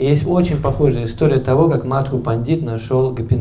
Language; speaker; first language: Russian; native; Russian